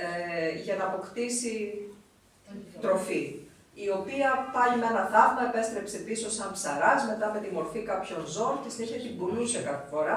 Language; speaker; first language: Greek; native; Greek